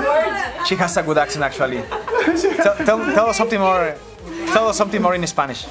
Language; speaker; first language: English; non-native, learner; Spanish